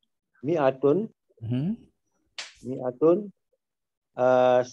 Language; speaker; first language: Arabic; non-native, learner; Malay